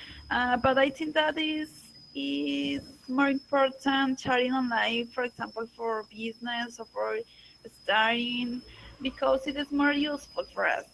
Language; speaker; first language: English; non-native, learner; Spanish